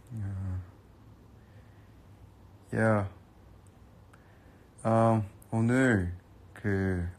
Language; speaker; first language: Korean; non-native, learner; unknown